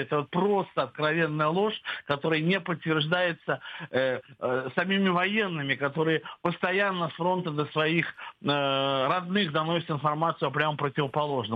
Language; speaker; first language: Russian; native; Russian